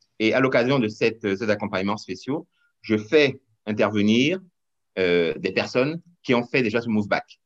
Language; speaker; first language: French; non-native, local second language; Rundi